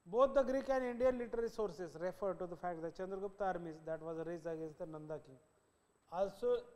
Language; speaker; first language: English; non-native, local second language; Marathi